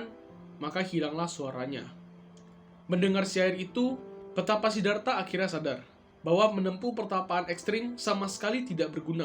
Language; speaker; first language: Indonesian; native; Indonesian